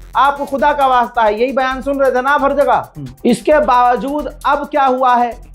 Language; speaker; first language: Hindi; native; Hindi